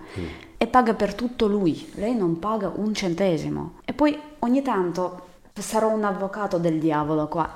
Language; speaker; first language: Italian; non-native, fluent; Russian